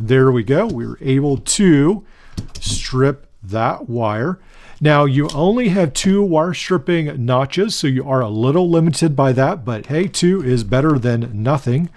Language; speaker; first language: English; native; English